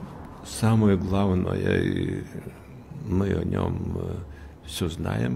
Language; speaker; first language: Russian; non-native, fluent; Lithuanian